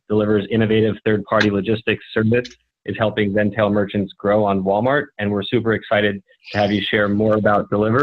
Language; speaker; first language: English; native; English